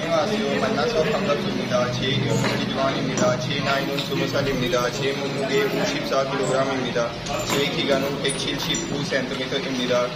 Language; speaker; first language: Korean; non-native, learner; Punjabi